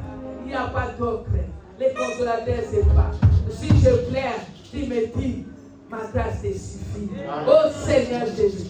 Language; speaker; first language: French; non-native, local second language; Lingala